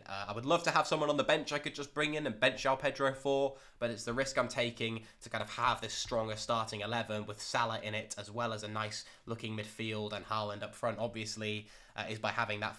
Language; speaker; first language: English; native; English